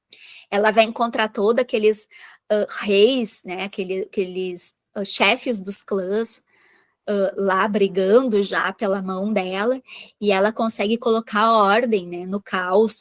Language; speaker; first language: Portuguese; native; Portuguese